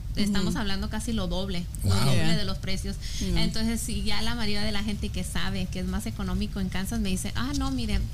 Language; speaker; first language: Spanish; early bilingual, heritage; Spanish